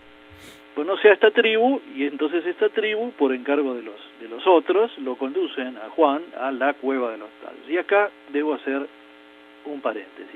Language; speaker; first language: Spanish; native; Spanish